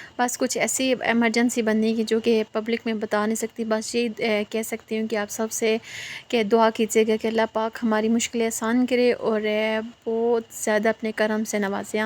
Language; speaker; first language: Urdu; non-native, local second language; Northern Hindko